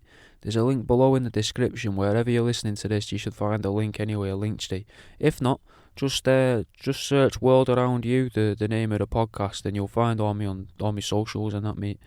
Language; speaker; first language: English; native; English